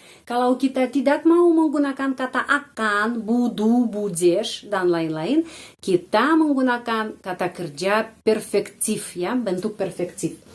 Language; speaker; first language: Indonesian; non-native, fluent; Russian